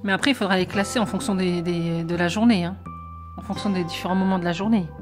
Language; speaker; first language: French; native; French